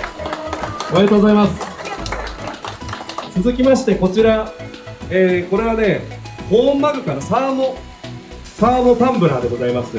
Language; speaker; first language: Japanese; native; Japanese